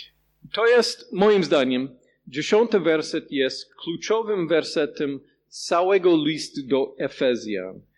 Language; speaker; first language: Polish; non-native, fluent; English